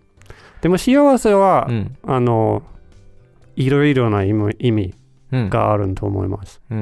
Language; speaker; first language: Japanese; non-native, learner; Danish